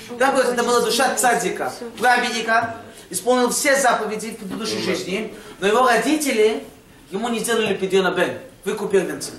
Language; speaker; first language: Russian; early bilingual, heritage; Russian